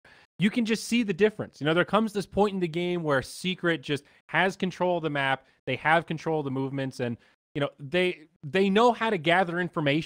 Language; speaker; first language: English; native; English